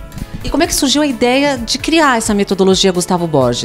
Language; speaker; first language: Portuguese; native; Portuguese